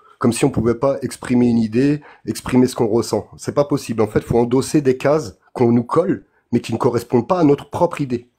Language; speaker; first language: French; native; French